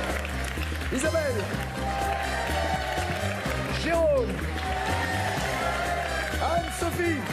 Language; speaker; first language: French; native; French